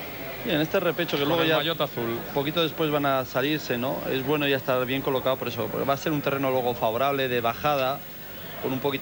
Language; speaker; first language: Spanish; native; Spanish